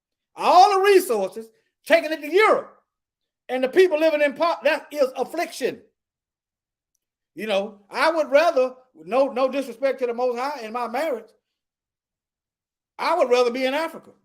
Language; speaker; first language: English; native; English